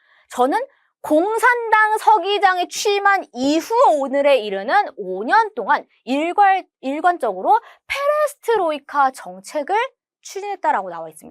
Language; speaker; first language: Korean; native; Korean